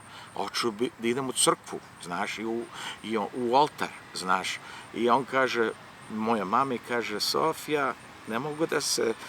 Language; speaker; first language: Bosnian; early bilingual, heritage; Serbian